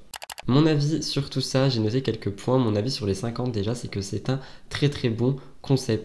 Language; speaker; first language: French; native; French